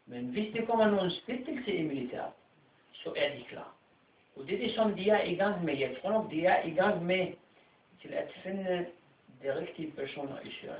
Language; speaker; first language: Danish; non-native, fluent; Arabic